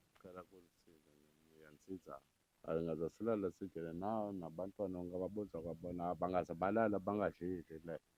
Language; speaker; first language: Zulu; native; Zulu